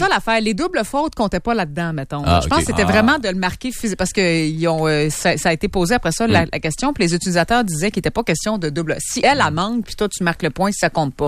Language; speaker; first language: French; native; French